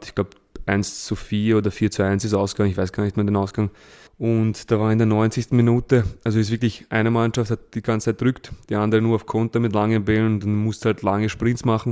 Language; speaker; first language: German; early bilingual, other home language; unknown